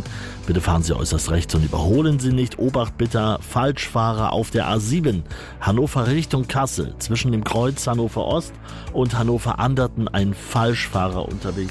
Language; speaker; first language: German; native; German